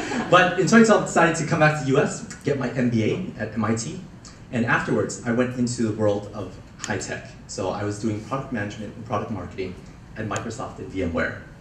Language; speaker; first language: English; early bilingual, other home language; Cantonese